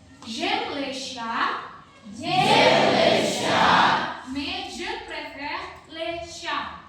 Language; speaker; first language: French; non-native, learner; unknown